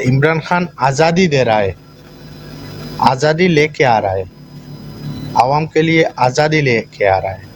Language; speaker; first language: Hindi; non-native, fluent; Bangla